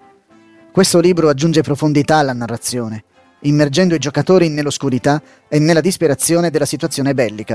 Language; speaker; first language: Italian; native; Italian